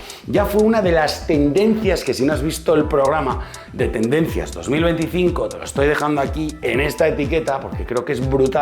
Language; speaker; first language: Spanish; native; Spanish